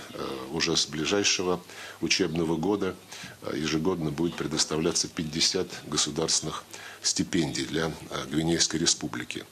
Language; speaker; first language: Russian; native; Russian